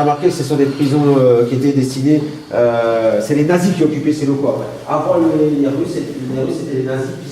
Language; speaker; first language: French; native; French